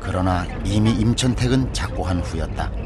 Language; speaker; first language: Korean; native; Korean